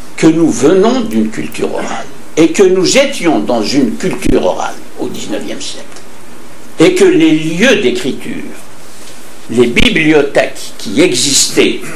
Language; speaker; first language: French; non-native, local second language; Kabyle